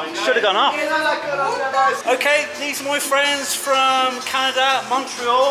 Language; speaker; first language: English; native; English